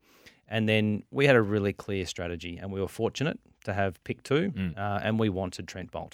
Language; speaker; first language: English; native; English